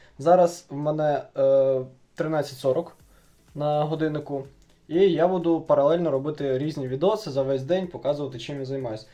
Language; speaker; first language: Ukrainian; non-native, local second language; Russian